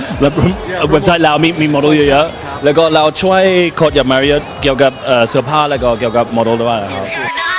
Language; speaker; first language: Thai; non-native, learner; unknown